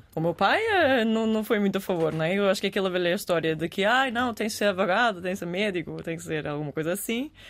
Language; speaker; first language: Portuguese; early bilingual, other home language; Danish